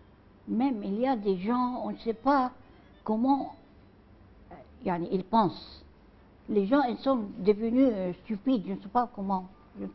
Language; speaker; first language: French; non-native, learner; Arabic